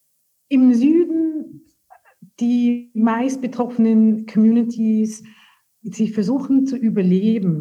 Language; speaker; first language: German; non-native, fluent; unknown